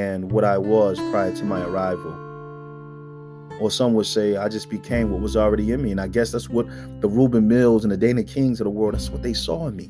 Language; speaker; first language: English; native; English